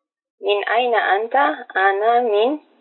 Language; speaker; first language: Arabic; non-native, learner; Tigrinya